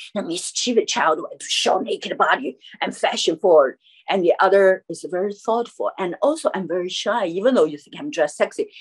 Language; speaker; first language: English; non-native, fluent; Chinese